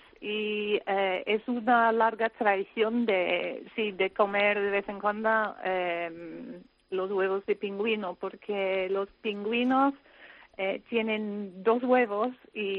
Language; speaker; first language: Spanish; non-native, fluent; English